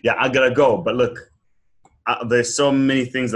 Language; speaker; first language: English; non-native, local second language; Nyanja